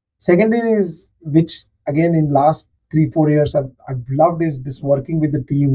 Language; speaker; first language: English; non-native, local second language; Marathi